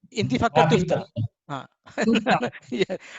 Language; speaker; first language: Arabic; non-native, fluent; Hindi